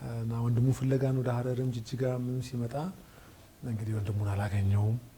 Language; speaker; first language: Amharic; native; Amharic